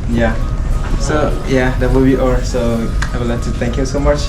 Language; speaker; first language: English; non-native, learner; Lao